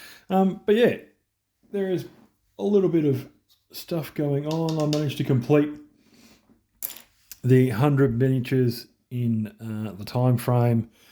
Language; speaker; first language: English; native; English